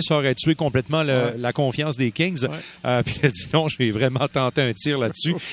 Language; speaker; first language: French; native; French